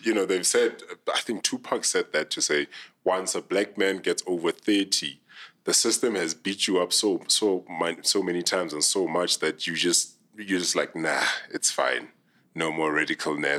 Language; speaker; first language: English; non-native, local second language; Southern Sotho